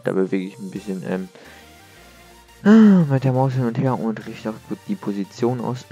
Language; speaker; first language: German; native; German